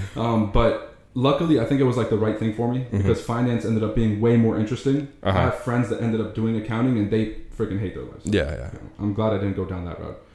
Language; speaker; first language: English; early bilingual, other home language; Arabic